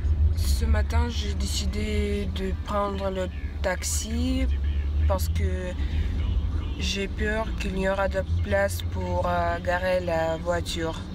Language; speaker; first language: French; non-native, fluent; Russian